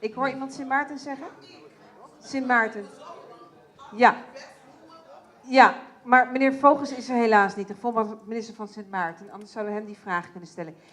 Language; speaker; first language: Dutch; native; Dutch